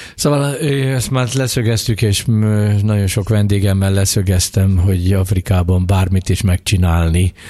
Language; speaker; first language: Hungarian; native; Hungarian